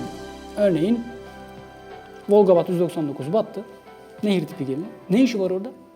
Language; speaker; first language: Turkish; native; Turkish